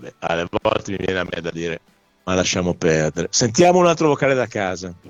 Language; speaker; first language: Italian; native; Italian